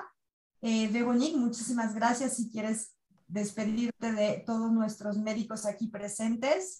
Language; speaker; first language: Spanish; native; Spanish